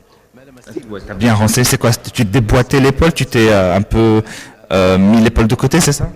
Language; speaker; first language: French; native; French